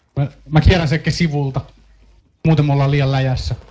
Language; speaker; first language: Finnish; native; Finnish